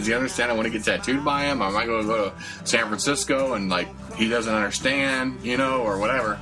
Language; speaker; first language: English; native; English